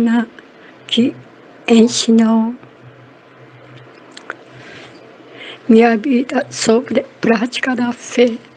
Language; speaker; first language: Portuguese; non-native, learner; Japanese